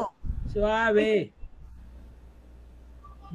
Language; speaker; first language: Spanish; native; Spanish